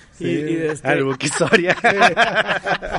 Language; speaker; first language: Spanish; native; Spanish